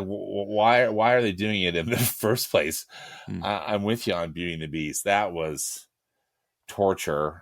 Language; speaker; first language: English; native; English